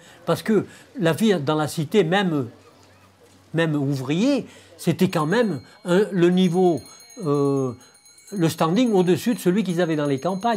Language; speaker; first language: French; native; French